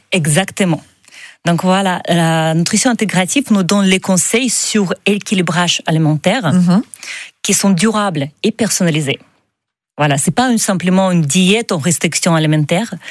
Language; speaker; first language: French; non-native, fluent; Russian